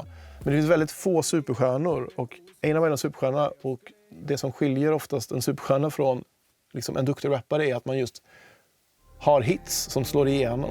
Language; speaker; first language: Swedish; native; Swedish